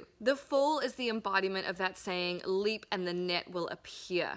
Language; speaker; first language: English; native; English